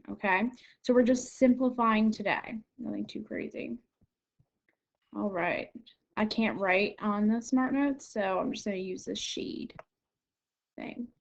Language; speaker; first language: English; native; English